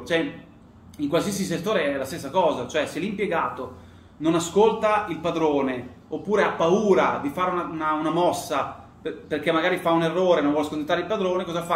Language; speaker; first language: Italian; native; Italian